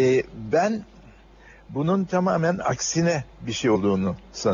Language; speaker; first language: Turkish; native; Turkish